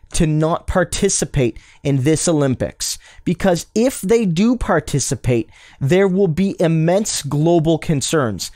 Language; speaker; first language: English; native; English